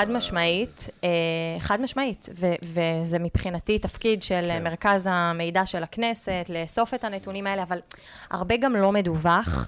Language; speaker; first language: Hebrew; native; Hebrew